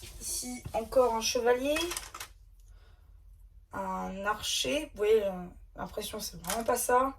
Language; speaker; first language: French; native; French